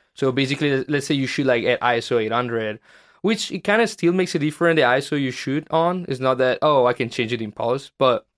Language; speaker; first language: English; non-native, fluent; Italian